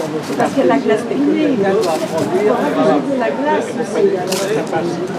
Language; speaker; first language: French; native; French